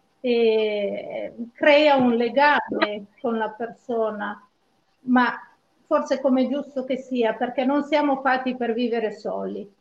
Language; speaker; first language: Italian; non-native, fluent; Romanian